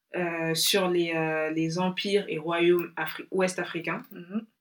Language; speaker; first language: French; non-native, local second language; Bambara